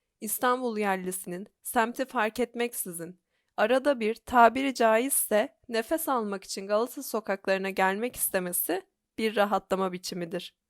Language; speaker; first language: Turkish; native; Turkish